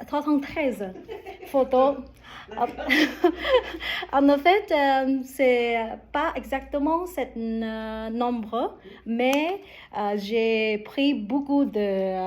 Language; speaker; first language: French; non-native, learner; Vietnamese